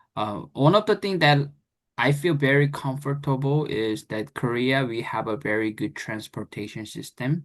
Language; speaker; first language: English; non-native, fluent; Korean